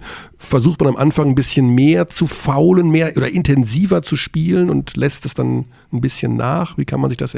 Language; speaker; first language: German; native; German